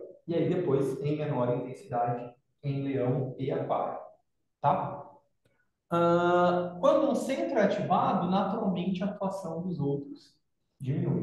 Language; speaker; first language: Portuguese; native; Portuguese